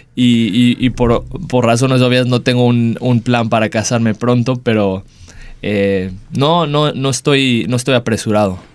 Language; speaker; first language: Spanish; early bilingual, heritage; Spanish